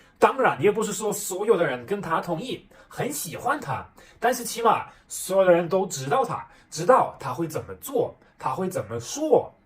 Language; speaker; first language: Chinese; non-native, fluent; German